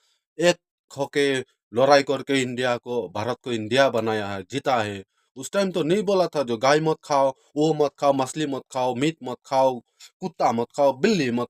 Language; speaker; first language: Hindi; non-native, local second language; Khasi